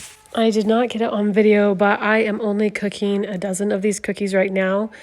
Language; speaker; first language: English; native; English